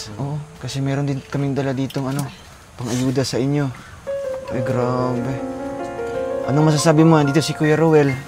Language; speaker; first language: Filipino; non-native, local second language; Cebuano